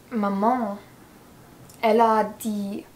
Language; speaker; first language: French; non-native, learner; English